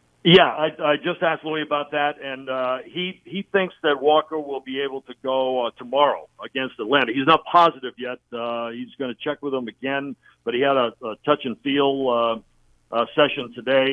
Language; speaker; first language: English; native; English